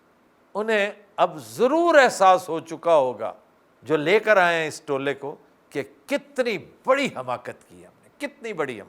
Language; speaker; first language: Urdu; native; Urdu